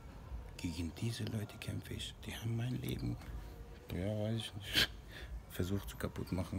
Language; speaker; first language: German; non-native, fluent; Persian